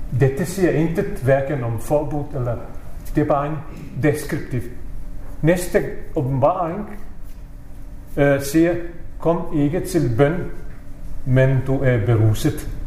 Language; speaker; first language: Danish; non-native, fluent; Bosnian